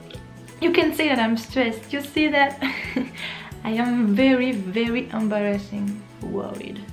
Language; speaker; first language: English; non-native, learner; French